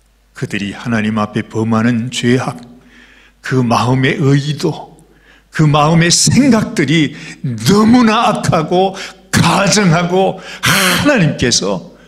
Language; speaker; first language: Korean; native; Korean